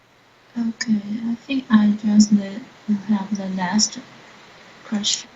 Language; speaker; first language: English; non-native, learner; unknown